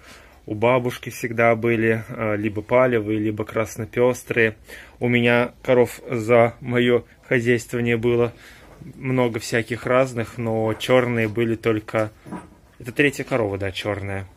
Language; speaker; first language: Russian; native; Russian